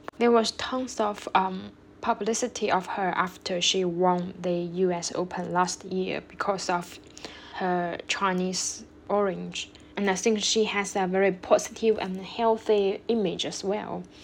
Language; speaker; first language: English; non-native, fluent; Chinese